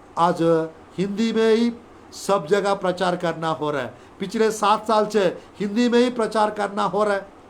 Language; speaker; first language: Hindi; non-native, local second language; Telugu